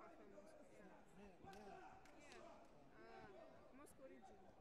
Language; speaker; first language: English; non-native, learner; Russian